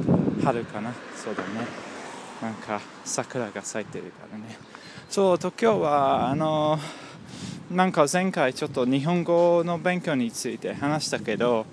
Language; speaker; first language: Japanese; non-native, learner; English